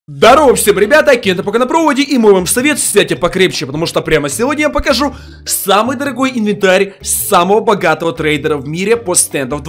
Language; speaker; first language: Russian; native; Russian